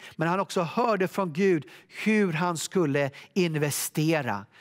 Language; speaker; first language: Swedish; native; Swedish